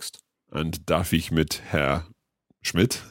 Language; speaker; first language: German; non-native, learner; English